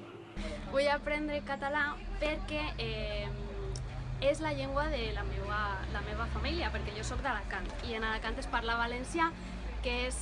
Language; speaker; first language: Catalan; non-native, local second language; Spanish